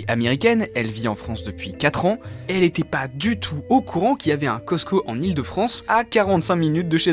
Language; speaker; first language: French; native; French